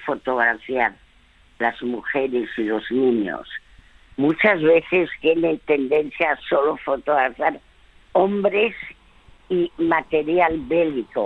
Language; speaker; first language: Spanish; early bilingual, other home language; French